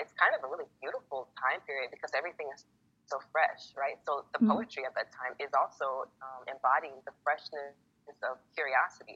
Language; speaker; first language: English; native; English